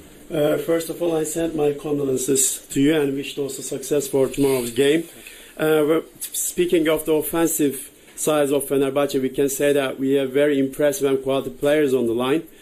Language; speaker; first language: English; non-native, fluent; Turkish